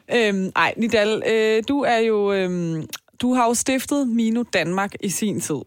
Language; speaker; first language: Danish; early bilingual, other home language; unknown